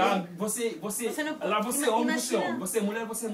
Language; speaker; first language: Portuguese; non-native, learner; French